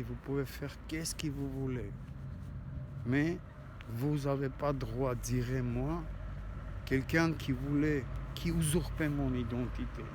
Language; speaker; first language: French; non-native, learner; Armenian